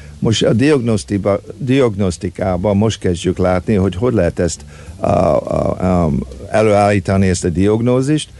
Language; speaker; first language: Hungarian; early bilingual, heritage; Hungarian